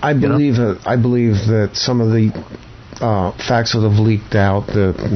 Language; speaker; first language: English; native; English